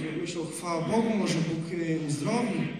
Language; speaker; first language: Polish; non-native, learner; Russian